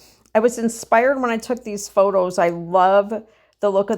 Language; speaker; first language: English; native; English